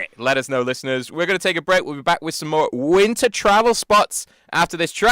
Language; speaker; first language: English; native; English